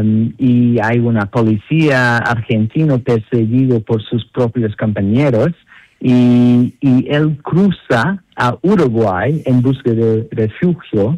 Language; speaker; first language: Spanish; non-native, fluent; English